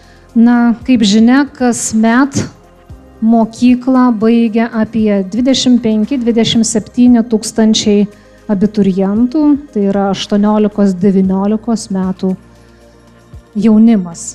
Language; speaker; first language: Lithuanian; native; Lithuanian